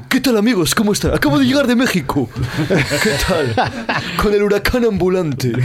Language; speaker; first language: Spanish; native; Spanish